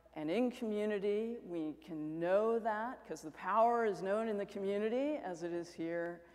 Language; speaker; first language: English; native; English